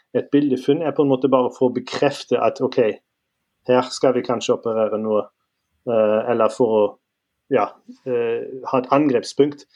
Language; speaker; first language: Norwegian; non-native, fluent; German